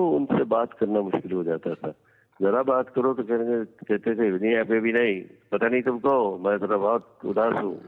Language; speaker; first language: Hindi; non-native, local second language; Gujarati